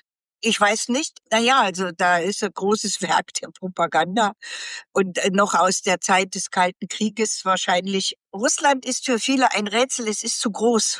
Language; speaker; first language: German; native; German